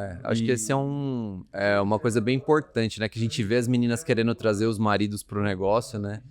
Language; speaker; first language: Portuguese; native; Portuguese